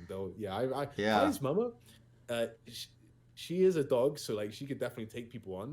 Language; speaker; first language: English; native; English